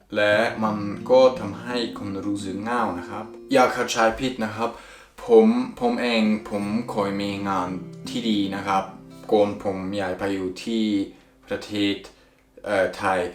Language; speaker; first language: Thai; non-native, fluent; Swiss German